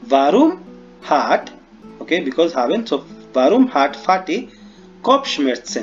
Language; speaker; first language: German; non-native, fluent; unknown